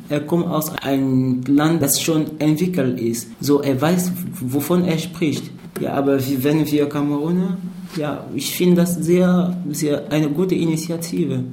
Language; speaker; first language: German; non-native, fluent; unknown